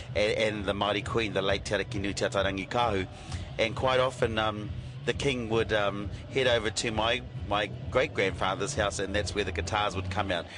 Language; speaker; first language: English; native; English